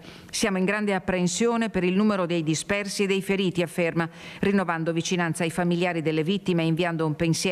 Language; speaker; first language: Italian; native; Italian